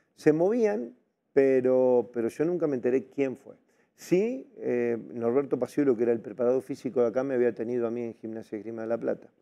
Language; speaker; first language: Spanish; native; Spanish